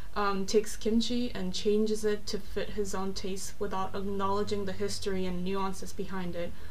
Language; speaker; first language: English; non-native, fluent; Korean